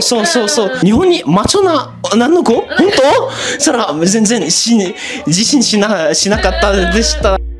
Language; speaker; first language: Japanese; non-native, learner; French